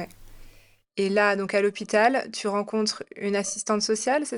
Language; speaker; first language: French; native; French